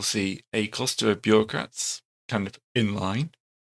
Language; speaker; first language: English; native; English